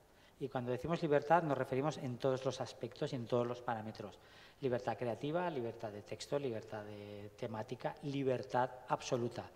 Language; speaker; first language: Spanish; native; Spanish